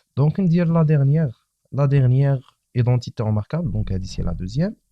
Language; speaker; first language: French; non-native, local second language; Arabic